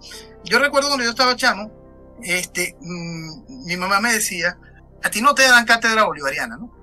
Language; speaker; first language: Spanish; native; Spanish